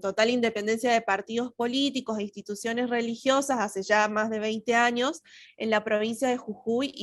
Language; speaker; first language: Spanish; native; Spanish